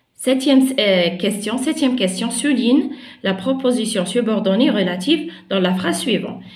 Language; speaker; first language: French; non-native, local second language; Arabic